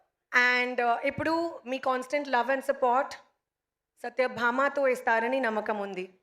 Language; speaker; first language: Telugu; non-native, learner; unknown